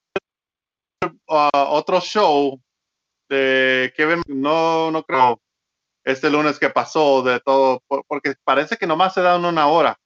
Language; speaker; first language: Spanish; early bilingual, heritage; Spanish